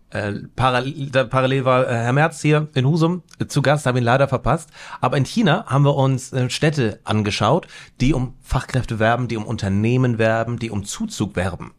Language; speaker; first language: German; native; German